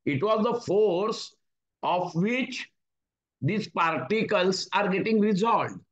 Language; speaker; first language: English; non-native, local second language; Marathi